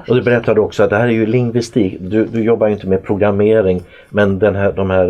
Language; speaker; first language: Swedish; native; Swedish